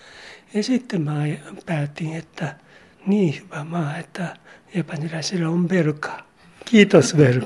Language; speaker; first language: Finnish; non-native, learner; Japanese